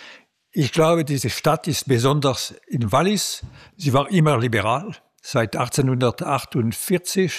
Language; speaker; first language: German; non-native, local second language; French